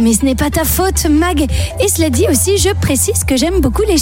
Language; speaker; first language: French; native; French